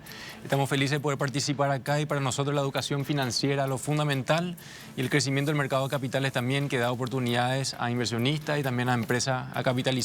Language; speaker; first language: Spanish; native; Spanish